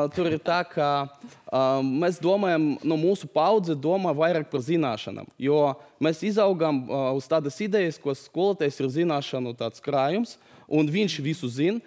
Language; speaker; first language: Latvian; native; Latvian